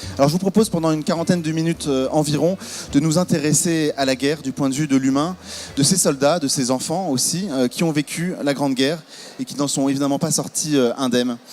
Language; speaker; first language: French; native; French